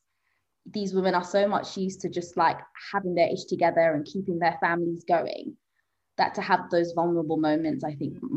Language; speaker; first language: English; early bilingual, other home language; Swahili